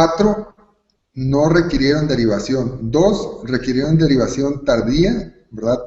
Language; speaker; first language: Spanish; native; Spanish